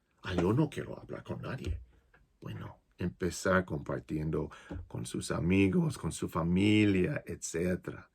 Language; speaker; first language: Spanish; non-native, fluent; English